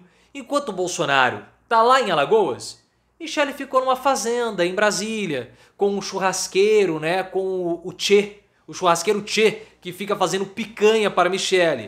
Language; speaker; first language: Portuguese; native; Portuguese